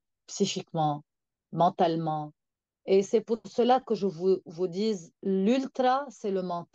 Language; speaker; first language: French; non-native, local second language; Arabic